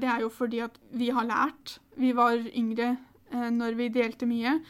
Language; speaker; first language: Norwegian; native; Norwegian